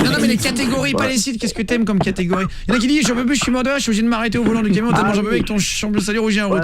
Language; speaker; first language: French; native; French